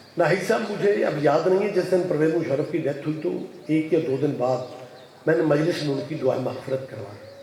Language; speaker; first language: Urdu; non-native, local second language; Punjabi